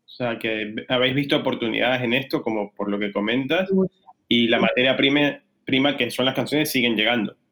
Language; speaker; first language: Spanish; native; Spanish